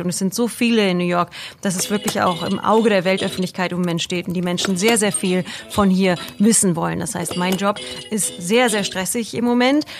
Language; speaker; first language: German; native; German